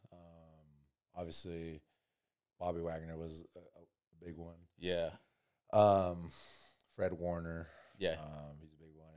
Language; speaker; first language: English; native; English